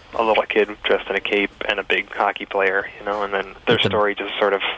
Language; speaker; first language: English; native; English